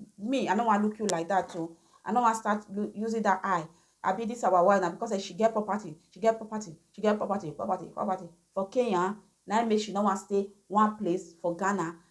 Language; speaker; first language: Nigerian Pidgin; native; Nigerian Pidgin